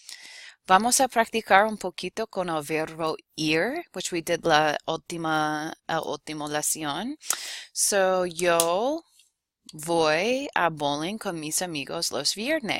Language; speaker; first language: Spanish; non-native, fluent; English